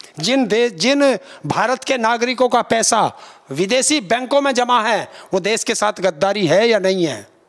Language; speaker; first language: Hindi; native; Hindi